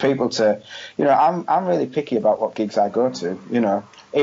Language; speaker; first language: English; native; English